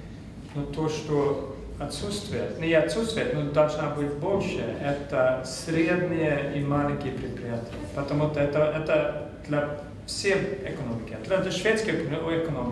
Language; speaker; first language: Russian; non-native, fluent; Swedish